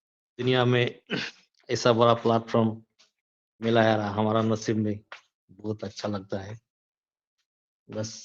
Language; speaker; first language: Hindi; non-native, local second language; Bangla